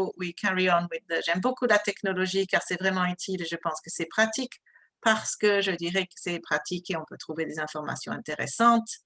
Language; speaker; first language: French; non-native, fluent; English